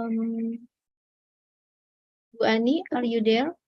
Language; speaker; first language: English; non-native, learner; Indonesian